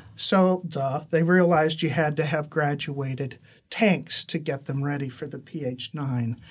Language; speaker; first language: English; native; English